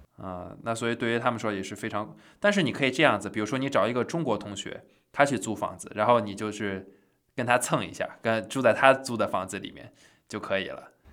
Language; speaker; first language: Chinese; native; Chinese